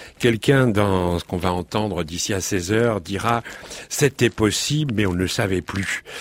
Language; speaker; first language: French; native; French